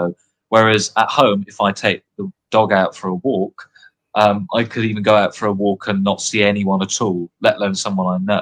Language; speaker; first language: English; native; English